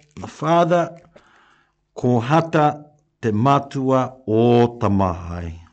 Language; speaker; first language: Māori; non-native, local second language; English